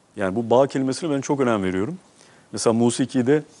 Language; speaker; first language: Turkish; native; Turkish